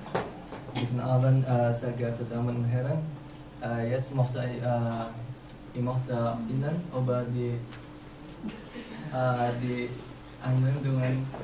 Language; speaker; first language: German; non-native, learner; Indonesian